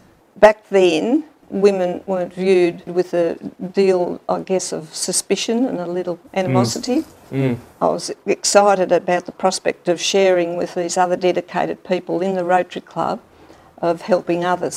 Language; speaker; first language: English; native; English